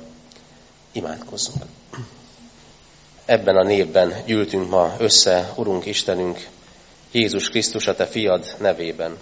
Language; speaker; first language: Hungarian; native; Hungarian